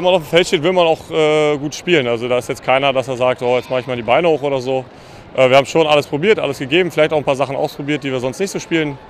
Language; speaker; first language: German; native; German